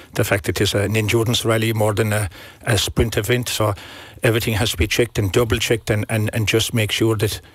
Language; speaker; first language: English; native; English